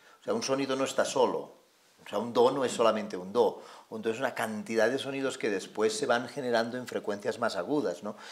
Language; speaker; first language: Spanish; non-native, local second language; Catalan